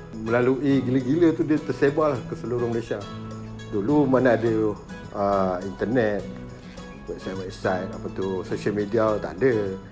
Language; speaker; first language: Malay; native; Malay